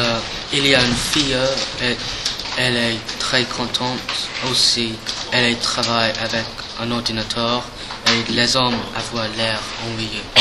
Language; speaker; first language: French; non-native, learner; English